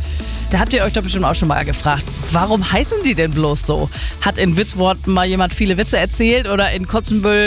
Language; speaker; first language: German; native; German